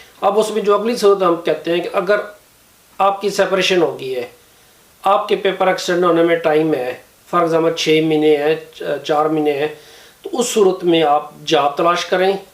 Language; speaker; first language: Urdu; non-native, local second language; Punjabi